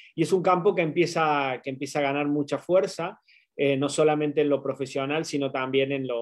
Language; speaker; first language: Spanish; native; Spanish